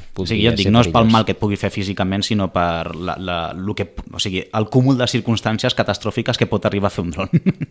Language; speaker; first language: Catalan; native; Catalan